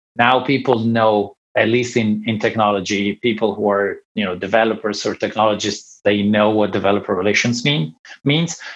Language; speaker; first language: English; non-native, fluent; Italian